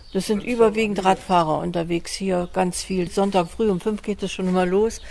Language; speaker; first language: German; native; German